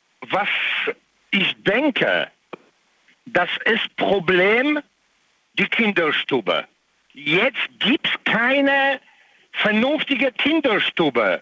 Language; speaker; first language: German; non-native, learner; Polish